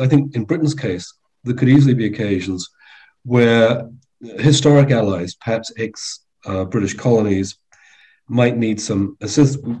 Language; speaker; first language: English; native; English